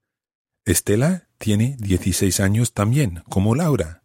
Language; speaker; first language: Spanish; non-native, fluent; English